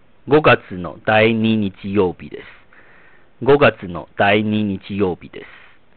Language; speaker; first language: Japanese; non-native, fluent; Chinese